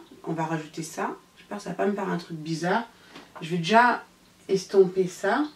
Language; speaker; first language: French; native; French